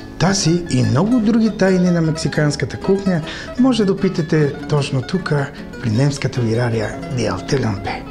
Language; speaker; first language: Bulgarian; non-native, fluent; Spanish